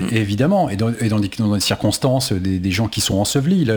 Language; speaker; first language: French; native; French